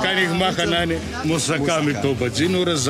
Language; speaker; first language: German; non-native, learner; Greek